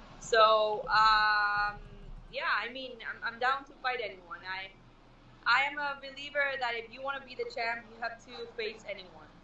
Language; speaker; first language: English; non-native, fluent; Spanish